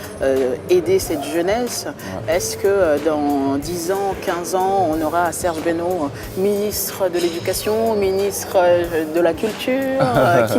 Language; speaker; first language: French; native; French